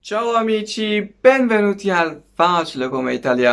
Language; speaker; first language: Italian; non-native, fluent; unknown